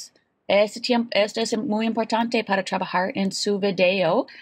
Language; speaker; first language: Spanish; non-native, fluent; English